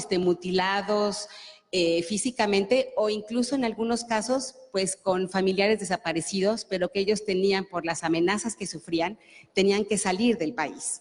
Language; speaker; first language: Spanish; native; Spanish